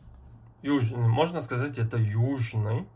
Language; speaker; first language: Russian; non-native, learner; Mongolian